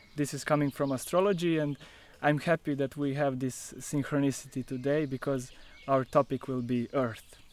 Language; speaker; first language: English; non-native, fluent; Croatian